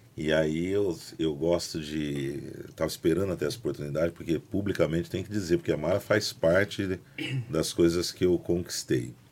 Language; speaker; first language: Portuguese; native; Portuguese